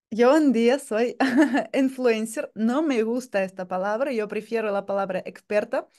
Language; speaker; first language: Spanish; non-native, fluent; Russian